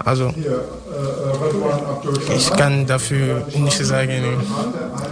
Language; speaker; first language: German; non-native, learner; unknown